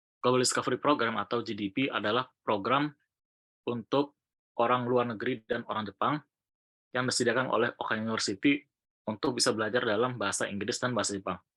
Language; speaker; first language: Indonesian; native; Indonesian